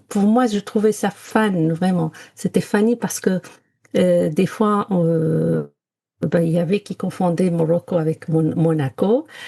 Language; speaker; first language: French; non-native, local second language; Arabic